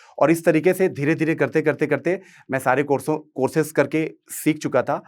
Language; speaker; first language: Hindi; native; Hindi